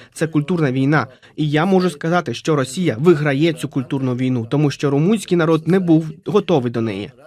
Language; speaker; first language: Ukrainian; non-native, fluent; Romanian